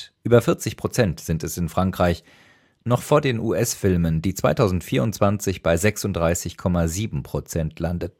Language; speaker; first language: German; native; German